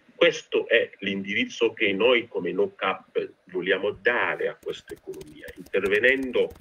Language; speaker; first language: Italian; non-native, fluent; French